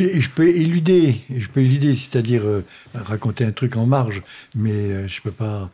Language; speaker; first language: French; native; French